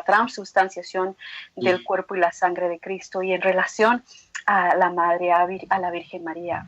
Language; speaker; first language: Spanish; native; Spanish